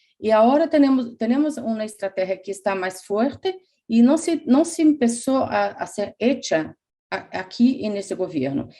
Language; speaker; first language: Spanish; non-native, fluent; Portuguese